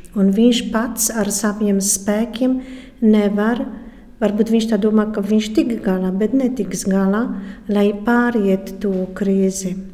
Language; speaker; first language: Latvian; non-native, fluent; Polish